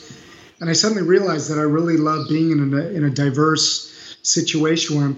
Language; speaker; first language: English; native; English